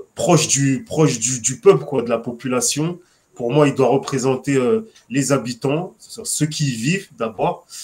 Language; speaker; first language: French; native; French